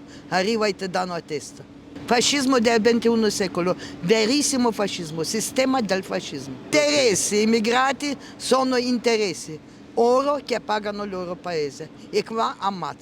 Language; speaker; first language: Italian; non-native, learner; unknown